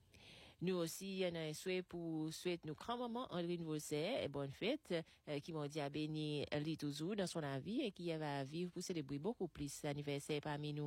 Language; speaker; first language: French; non-native, local second language; Seselwa Creole French